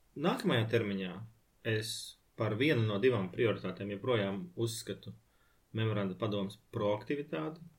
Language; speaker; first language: Latvian; non-native, local second language; Russian